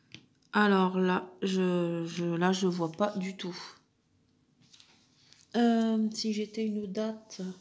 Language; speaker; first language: French; native; French